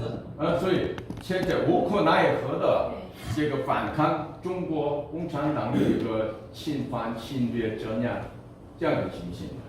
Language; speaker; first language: Chinese; non-native, fluent; Korean